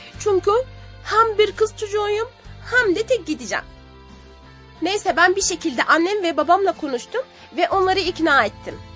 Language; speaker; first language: Turkish; non-native, fluent; Arabic